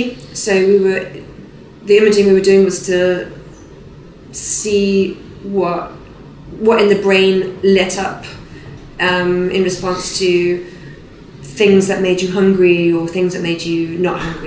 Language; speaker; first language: English; native; English